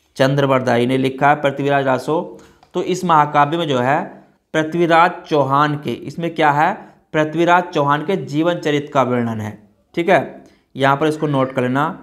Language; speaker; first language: Hindi; native; Hindi